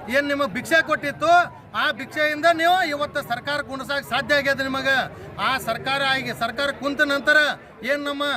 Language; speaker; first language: Kannada; non-native, local second language; Lambadi